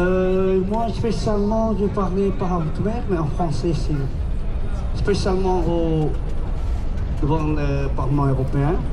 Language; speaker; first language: French; early bilingual, other home language; Khmer